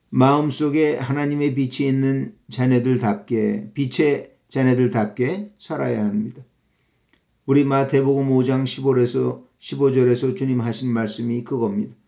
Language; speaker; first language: Korean; native; Korean